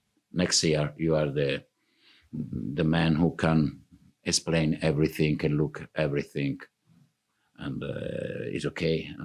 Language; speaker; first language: English; non-native, fluent; Italian